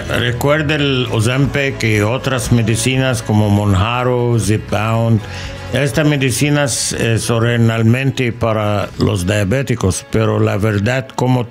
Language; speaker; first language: Spanish; non-native, learner; English